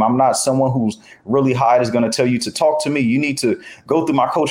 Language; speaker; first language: English; native; English